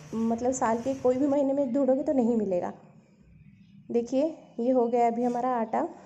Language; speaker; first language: Hindi; non-native, local second language; Odia